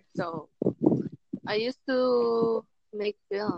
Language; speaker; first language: English; non-native, local second language; Filipino